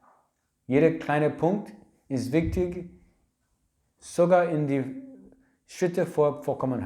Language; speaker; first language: German; non-native, learner; English